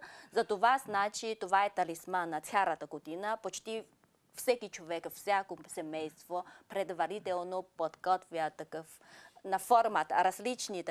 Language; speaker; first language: Bulgarian; non-native, fluent; Chinese